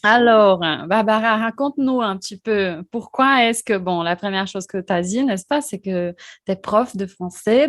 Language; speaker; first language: French; non-native, fluent; Portuguese